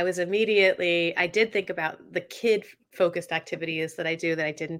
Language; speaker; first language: English; native; English